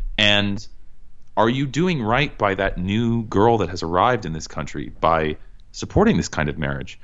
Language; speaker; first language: English; native; English